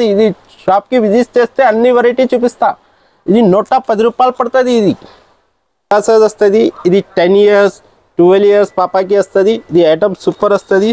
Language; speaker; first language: Telugu; non-native, local second language; Urdu